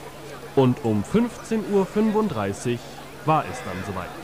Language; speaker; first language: German; native; German